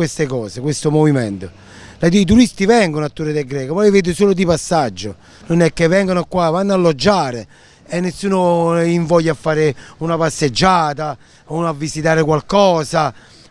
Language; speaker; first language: Italian; native; Italian